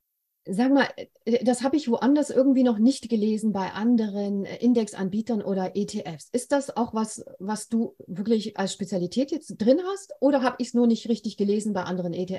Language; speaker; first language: German; native; German